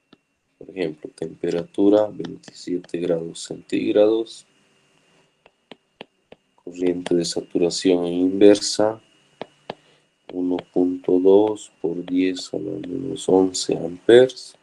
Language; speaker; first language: Spanish; native; Spanish